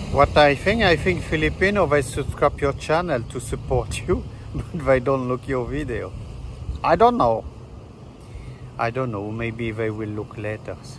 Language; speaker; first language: English; non-native, learner; French